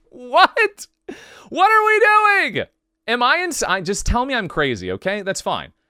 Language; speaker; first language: English; native; English